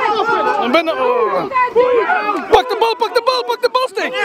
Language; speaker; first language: Dutch; native; Dutch